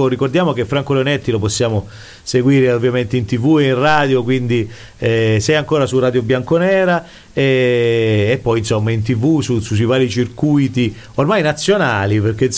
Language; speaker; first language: Italian; native; Italian